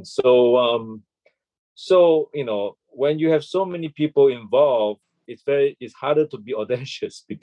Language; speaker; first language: English; non-native, local second language; Chinese